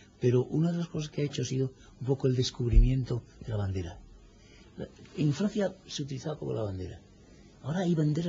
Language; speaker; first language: Spanish; native; Spanish